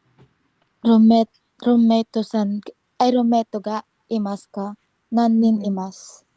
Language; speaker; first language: Japanese; non-native, learner; Filipino